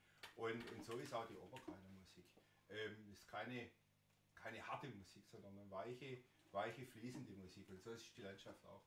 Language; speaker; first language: German; native; German